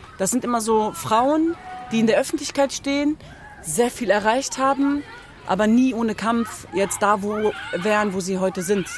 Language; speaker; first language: German; early bilingual, other home language; Kurdish